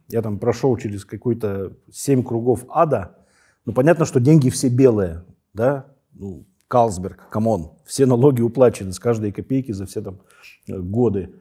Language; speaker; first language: Russian; native; Russian